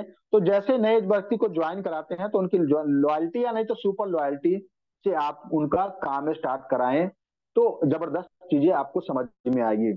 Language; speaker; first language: Hindi; native; Hindi